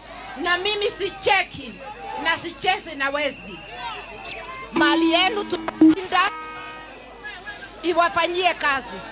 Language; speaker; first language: Swahili; non-native, local second language; Kikuyu